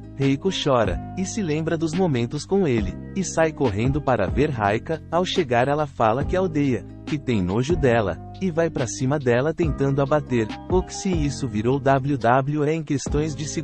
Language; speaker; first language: Portuguese; native; Portuguese